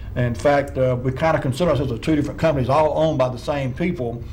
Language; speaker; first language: English; native; English